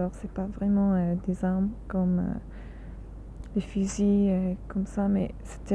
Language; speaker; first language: French; non-native, learner; English